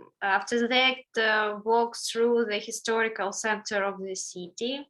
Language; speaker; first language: English; non-native, learner; Ukrainian